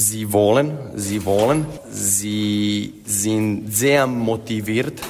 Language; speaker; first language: German; non-native, fluent; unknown